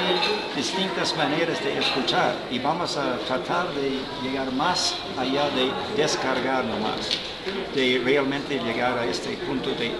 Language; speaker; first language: Spanish; non-native, fluent; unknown